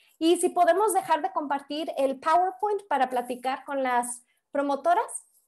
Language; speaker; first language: Spanish; early bilingual, heritage; Spanish